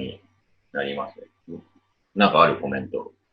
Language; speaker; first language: Japanese; native; Japanese